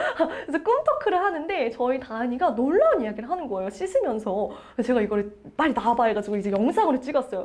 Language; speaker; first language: Korean; native; Korean